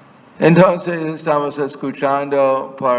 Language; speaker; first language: Spanish; non-native, fluent; English